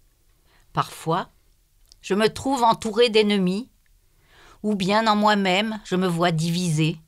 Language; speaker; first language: French; native; French